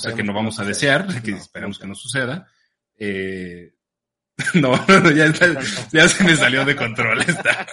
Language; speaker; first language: Spanish; native; Spanish